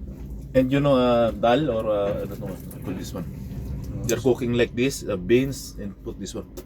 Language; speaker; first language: English; non-native, local second language; Filipino